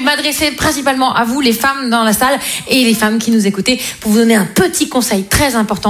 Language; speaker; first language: French; native; French